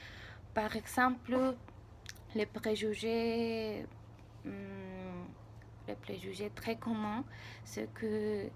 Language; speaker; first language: French; non-native, learner; Spanish